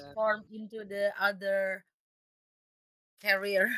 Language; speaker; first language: English; non-native, fluent; Indonesian